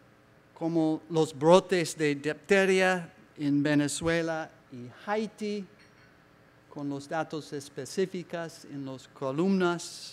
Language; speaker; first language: Spanish; non-native, learner; English